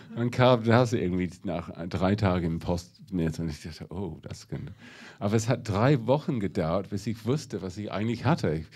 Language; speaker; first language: German; non-native, fluent; English